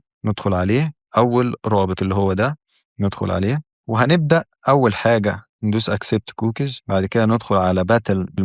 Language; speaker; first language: Arabic; native; Arabic